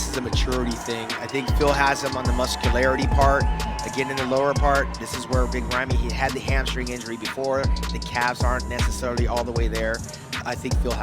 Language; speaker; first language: English; native; English